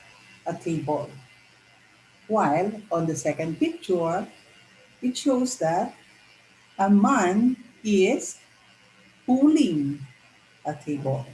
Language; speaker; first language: English; non-native, local second language; Filipino